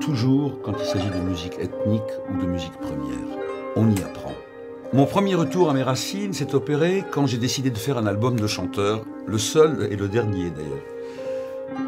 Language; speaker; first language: French; non-native, local second language; Arabic